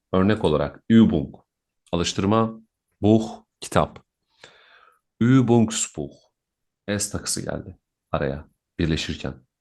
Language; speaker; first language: Turkish; native; Turkish